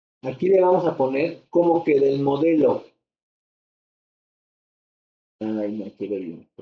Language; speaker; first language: Spanish; native; Spanish